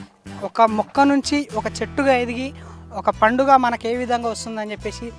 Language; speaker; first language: Telugu; native; Telugu